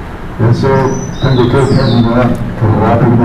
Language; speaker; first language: Spanish; non-native, fluent; English